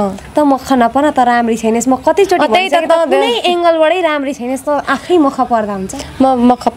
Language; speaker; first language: Nepali; native; Nepali